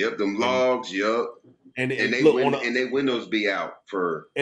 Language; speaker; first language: English; native; English